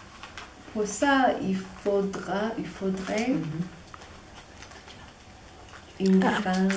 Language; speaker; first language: French; non-native, fluent; English